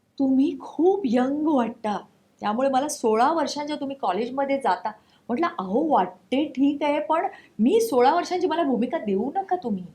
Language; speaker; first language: Marathi; non-native, local second language; Konkani